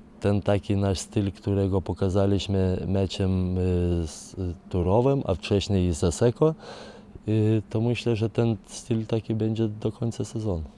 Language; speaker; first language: Polish; non-native, fluent; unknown